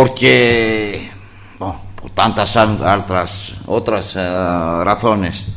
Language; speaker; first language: Spanish; non-native, learner; Greek